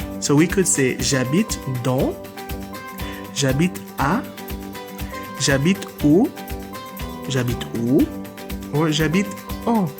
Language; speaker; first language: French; non-native, fluent; English